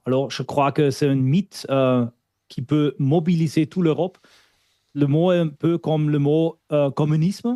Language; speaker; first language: French; non-native, fluent; German